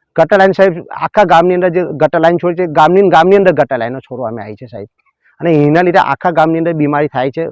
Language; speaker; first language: Gujarati; native; Gujarati